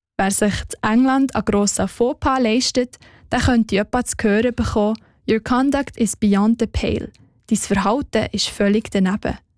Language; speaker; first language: German; native; German